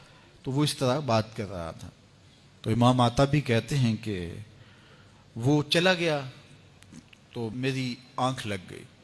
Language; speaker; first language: Urdu; native; Urdu